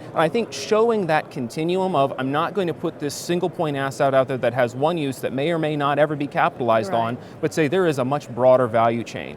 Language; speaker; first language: English; native; English